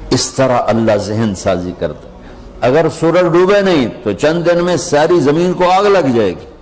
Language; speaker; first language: Urdu; non-native, local second language; Punjabi